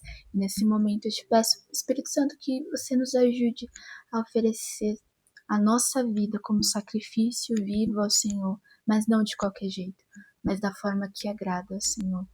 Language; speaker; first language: Portuguese; native; Portuguese